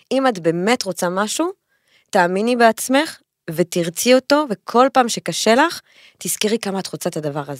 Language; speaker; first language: Hebrew; non-native, fluent; French